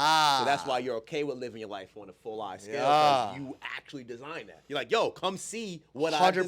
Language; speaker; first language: English; native; English